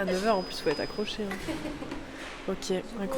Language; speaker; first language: French; native; French